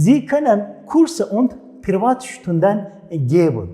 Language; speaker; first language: German; non-native, fluent; Turkish